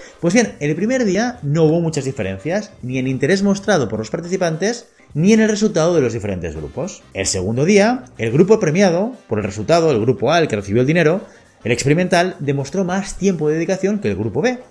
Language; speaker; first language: Spanish; native; Spanish